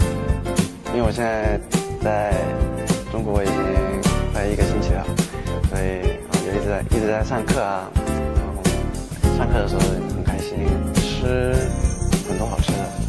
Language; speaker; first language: Chinese; early bilingual, heritage; English